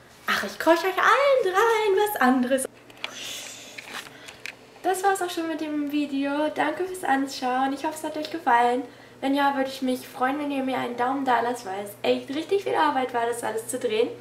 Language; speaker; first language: German; native; German